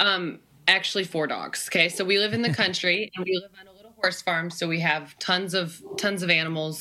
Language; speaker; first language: English; native; English